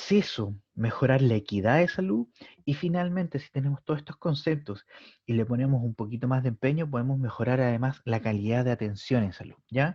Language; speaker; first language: Spanish; native; Spanish